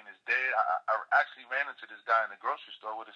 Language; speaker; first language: English; native; English